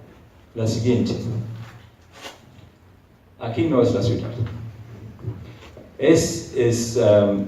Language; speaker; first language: Spanish; non-native, fluent; English